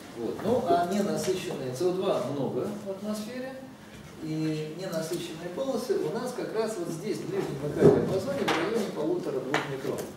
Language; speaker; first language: Russian; native; Russian